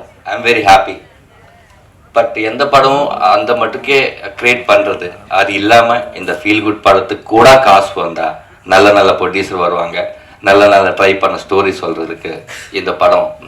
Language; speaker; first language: Tamil; non-native, learner; Telugu